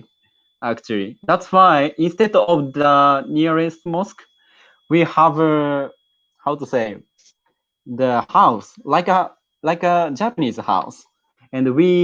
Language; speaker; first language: English; non-native, learner; Japanese